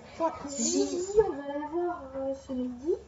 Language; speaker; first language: French; native; French